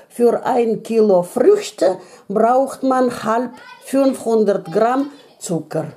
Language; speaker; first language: German; non-native, fluent; Russian